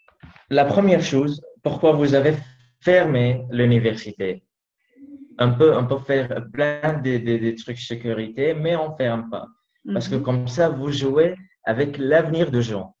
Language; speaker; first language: French; non-native, learner; Arabic